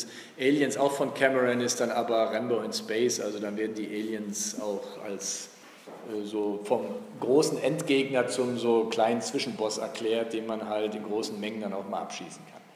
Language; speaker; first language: German; native; German